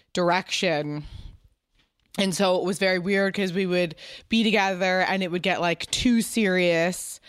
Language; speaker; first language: English; native; English